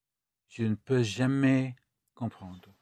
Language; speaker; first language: French; non-native, learner; English